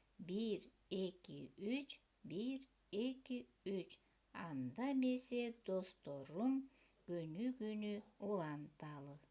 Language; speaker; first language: Kyrgyz; native; Kyrgyz